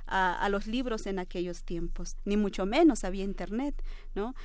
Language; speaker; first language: Spanish; non-native, local second language; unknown